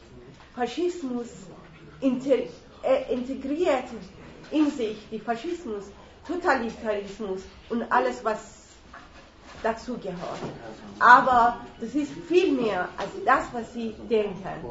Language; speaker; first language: German; non-native, fluent; Persian